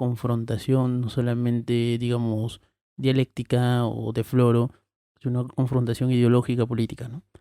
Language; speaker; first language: Spanish; native; Spanish